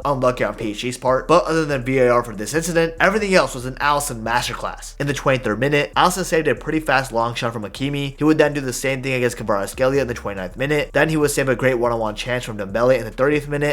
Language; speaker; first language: English; native; English